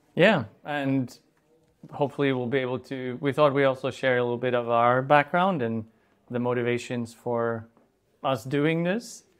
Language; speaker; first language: English; non-native, fluent; Swedish